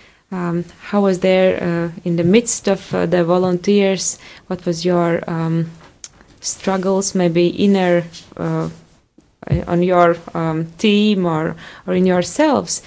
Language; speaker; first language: English; non-native, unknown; Latvian